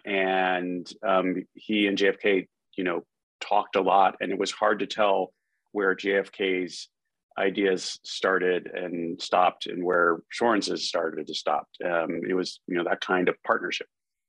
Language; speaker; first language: English; native; English